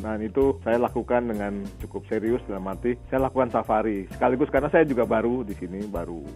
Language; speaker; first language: Indonesian; native; Indonesian